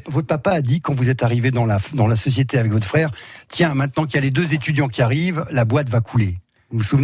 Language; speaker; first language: French; native; French